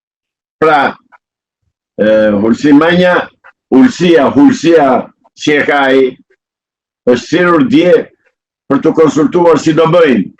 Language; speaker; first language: Albanian; native; Albanian